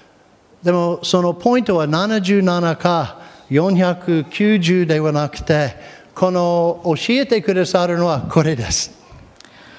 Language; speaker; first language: Japanese; non-native, fluent; English